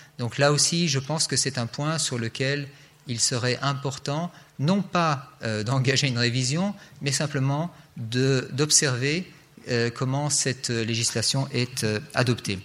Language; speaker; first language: French; native; French